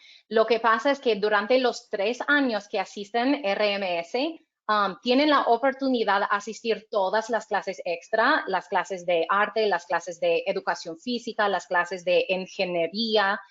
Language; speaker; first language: Spanish; non-native, fluent; English